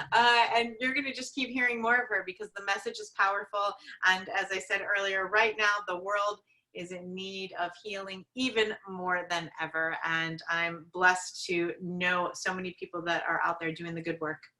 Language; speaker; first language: English; native; English